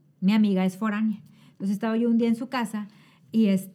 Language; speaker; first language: Spanish; native; Spanish